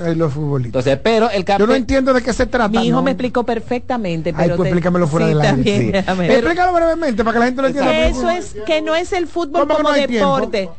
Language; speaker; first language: Spanish; native; Spanish